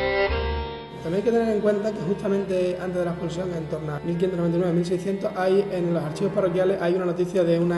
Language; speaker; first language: Spanish; native; Spanish